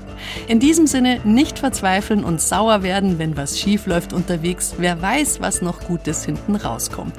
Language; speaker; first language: German; native; German